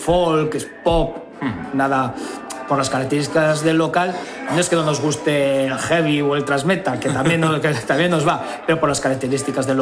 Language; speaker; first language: Spanish; native; Spanish